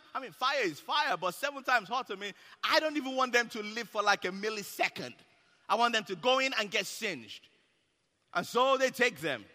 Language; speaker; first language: English; non-native, local second language; Yoruba